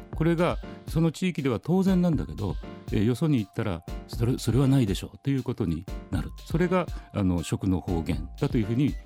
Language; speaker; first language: Japanese; native; Japanese